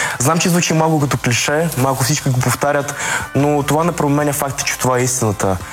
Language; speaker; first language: Bulgarian; early bilingual, other home language; Russian